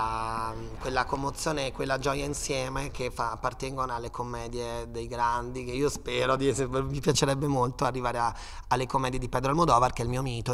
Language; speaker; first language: Italian; native; Italian